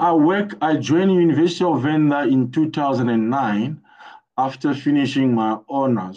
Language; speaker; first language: English; non-native, fluent; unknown